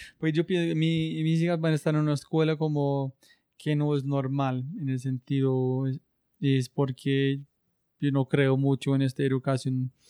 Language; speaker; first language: Spanish; non-native, learner; English